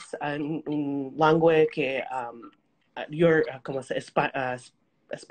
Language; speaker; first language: Spanish; early bilingual, heritage; Spanish